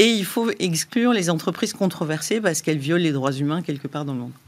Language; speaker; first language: French; native; French